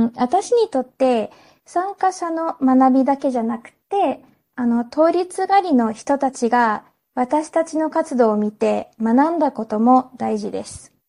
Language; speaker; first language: Japanese; non-native, fluent; English